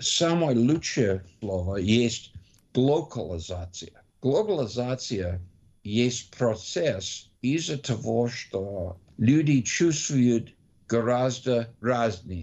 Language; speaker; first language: Russian; non-native, learner; English